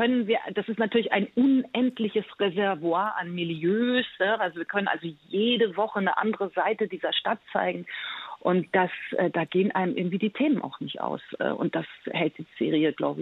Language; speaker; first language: German; early bilingual, other home language; Persian